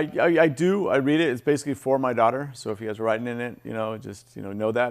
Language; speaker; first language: English; native; English